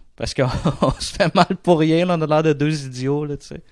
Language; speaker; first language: French; native; French